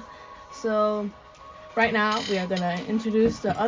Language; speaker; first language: English; non-native, fluent; Spanish